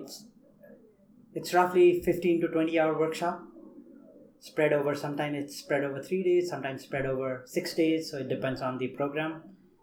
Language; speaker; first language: English; non-native, local second language; Nepali